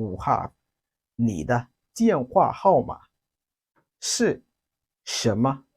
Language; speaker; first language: Chinese; non-native, fluent; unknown